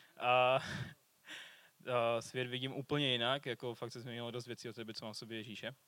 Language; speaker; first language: Czech; native; Czech